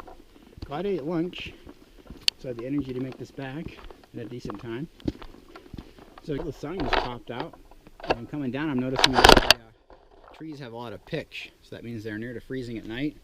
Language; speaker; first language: English; native; English